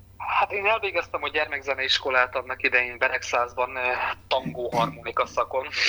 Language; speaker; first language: Hungarian; native; Hungarian